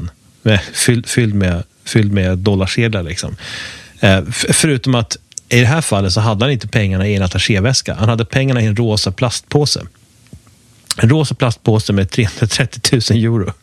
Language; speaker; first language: Swedish; native; Swedish